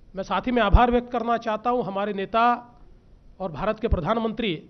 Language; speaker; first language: Hindi; non-native, local second language; Marathi